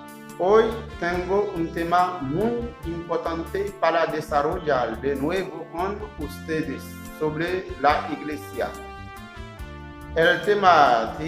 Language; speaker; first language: Spanish; non-native, learner; Haitian Creole